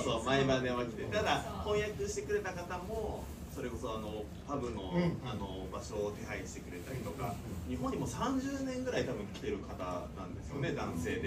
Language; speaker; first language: Japanese; native; Japanese